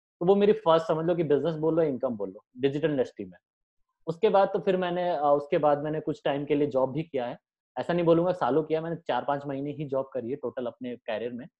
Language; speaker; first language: Hindi; native; Hindi